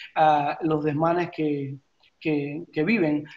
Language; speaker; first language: Spanish; native; Spanish